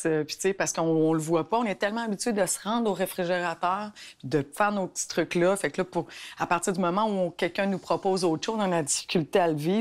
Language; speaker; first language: French; native; French